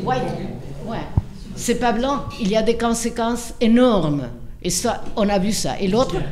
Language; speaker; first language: French; non-native, fluent; Spanish